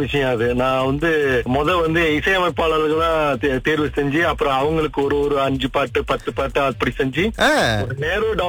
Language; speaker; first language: Tamil; early bilingual, heritage; Tamil